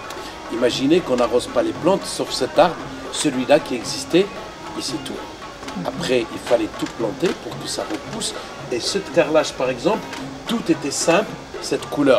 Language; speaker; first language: French; non-native, local second language; Arabic